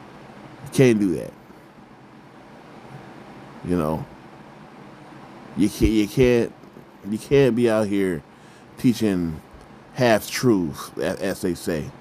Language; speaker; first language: English; native; English